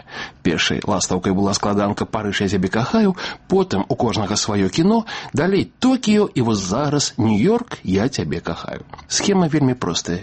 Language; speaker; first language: Belarusian; native; Belarusian